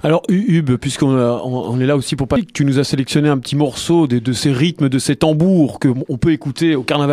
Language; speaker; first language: French; native; French